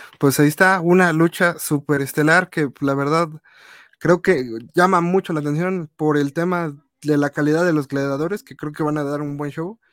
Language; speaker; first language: Spanish; native; Spanish